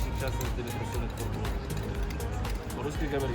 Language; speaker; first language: Russian; non-native, learner; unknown